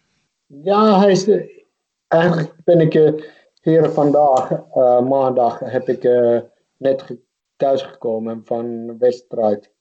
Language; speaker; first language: Dutch; non-native, fluent; Finnish